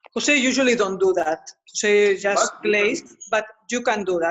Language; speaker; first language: English; non-native, learner; Spanish